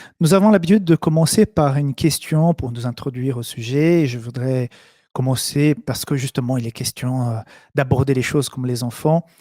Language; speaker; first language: French; native; French